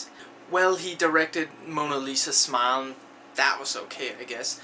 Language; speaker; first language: English; native; English